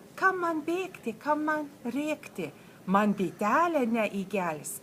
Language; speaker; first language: Lithuanian; early bilingual, heritage; Lithuanian